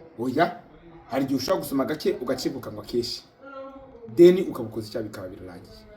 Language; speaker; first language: Kinyarwanda; early bilingual, heritage; Kinyarwanda